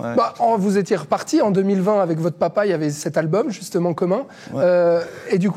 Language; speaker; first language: French; native; French